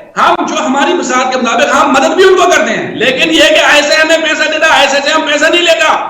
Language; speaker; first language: Urdu; non-native, local second language; Kashmiri